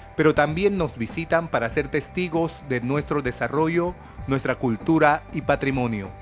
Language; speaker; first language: Spanish; native; Spanish